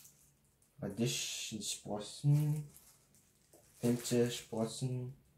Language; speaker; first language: German; non-native, learner; Korean